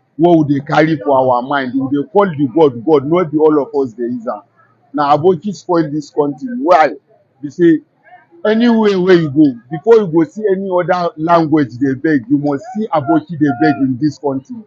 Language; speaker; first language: Nigerian Pidgin; non-native, local second language; Hausa